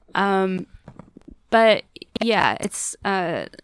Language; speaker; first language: English; native; English